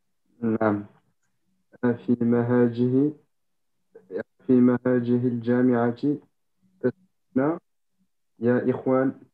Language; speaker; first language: Arabic; non-native, learner; French